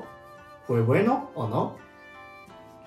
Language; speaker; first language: Spanish; non-native, learner; Japanese